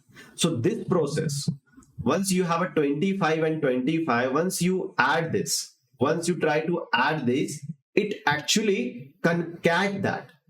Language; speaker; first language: English; non-native, local second language; Hindi